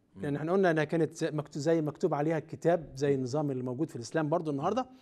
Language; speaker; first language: Arabic; native; Arabic